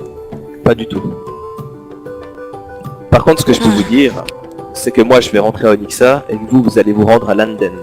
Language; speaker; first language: French; native; French